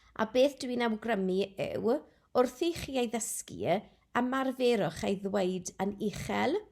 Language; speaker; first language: Welsh; non-native, local second language; English